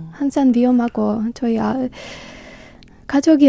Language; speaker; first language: Korean; non-native, learner; Ukrainian